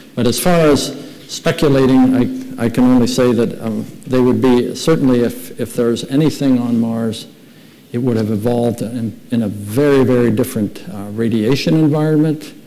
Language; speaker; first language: English; native; English